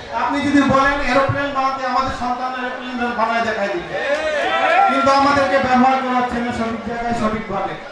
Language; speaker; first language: Bangla; non-native, local second language; Urdu